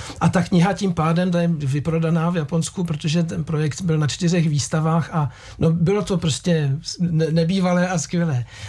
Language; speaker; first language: Czech; native; Czech